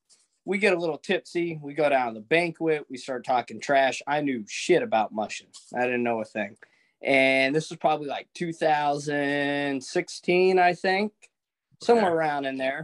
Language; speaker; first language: English; native; English